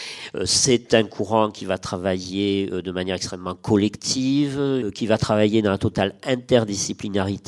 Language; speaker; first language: French; native; French